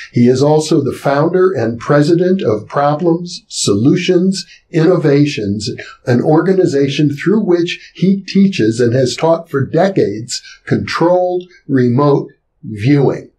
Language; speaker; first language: English; native; English